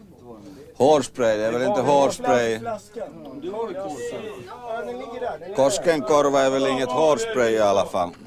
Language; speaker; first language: Swedish; native; Swedish